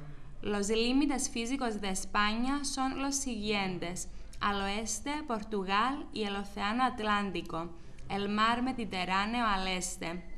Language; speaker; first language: Spanish; non-native, learner; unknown